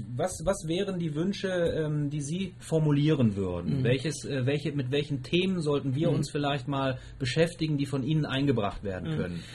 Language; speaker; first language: German; native; German